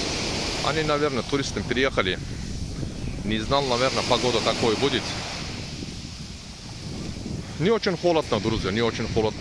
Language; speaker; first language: Russian; non-native, learner; Turkish